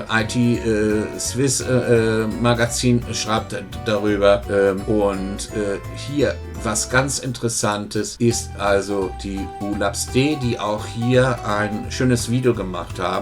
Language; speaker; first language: German; native; German